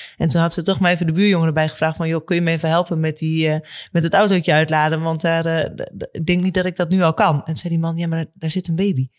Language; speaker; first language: Dutch; native; Dutch